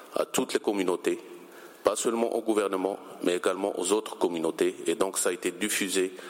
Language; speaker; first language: French; non-native, local second language; Arabic